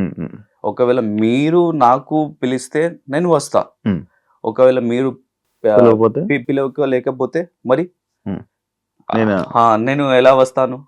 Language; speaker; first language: Telugu; non-native, learner; Hindi